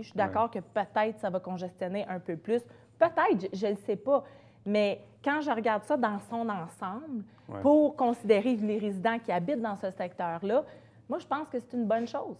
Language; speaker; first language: French; native; French